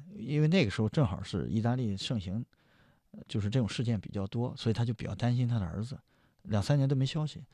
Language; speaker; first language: Chinese; native; Chinese